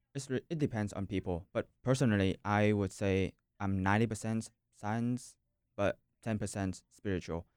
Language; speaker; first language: English; non-native, fluent; Vietnamese